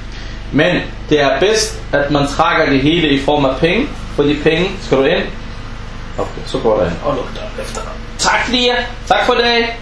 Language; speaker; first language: Danish; early bilingual, other home language; Arabic